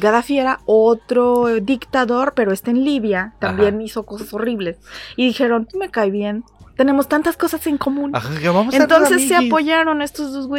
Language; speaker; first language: Spanish; native; Spanish